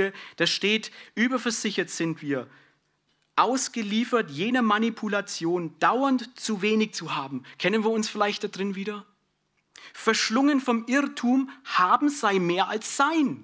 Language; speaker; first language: German; native; German